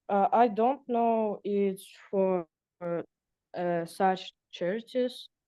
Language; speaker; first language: English; non-native, learner; Russian